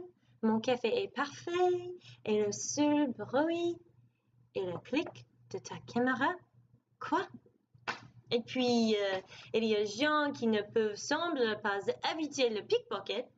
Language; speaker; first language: French; non-native, learner; English